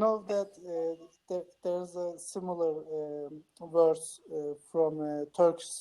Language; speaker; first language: English; non-native, learner; Turkish